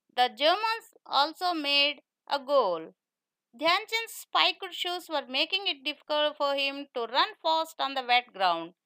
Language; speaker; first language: English; non-native, local second language; Telugu